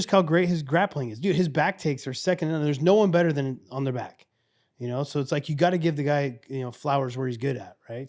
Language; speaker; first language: English; native; English